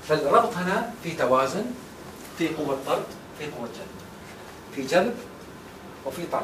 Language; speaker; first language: Arabic; native; Arabic